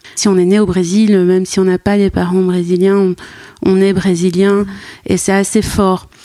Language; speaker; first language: French; native; French